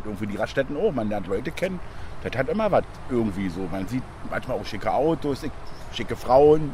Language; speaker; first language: German; native; German